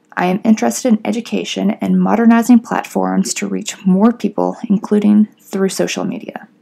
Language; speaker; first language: English; native; English